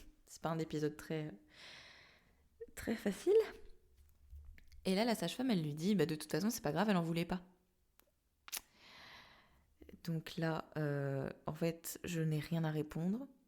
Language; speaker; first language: French; native; French